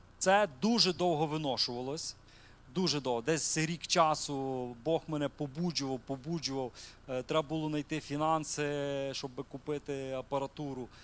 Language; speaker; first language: Ukrainian; native; Ukrainian